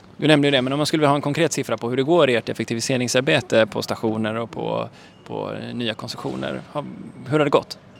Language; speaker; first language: Swedish; native; Swedish